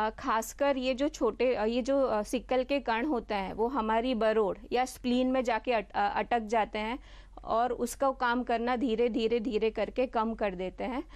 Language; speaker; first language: Hindi; non-native, local second language; Gujarati